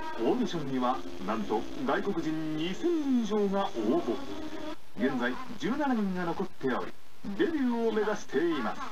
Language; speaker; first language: Japanese; native; Japanese